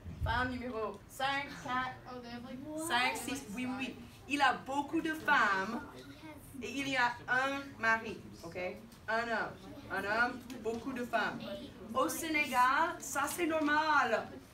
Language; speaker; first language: French; non-native, fluent; English